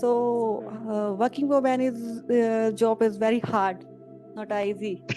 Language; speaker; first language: English; non-native, learner; Punjabi